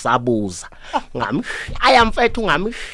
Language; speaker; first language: English; non-native, local second language; South Ndebele